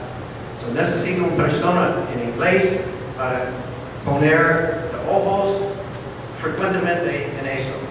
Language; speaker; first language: Spanish; non-native, learner; English